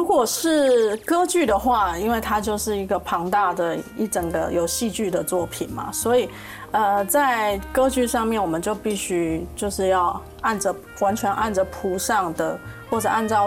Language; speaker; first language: Chinese; native; Chinese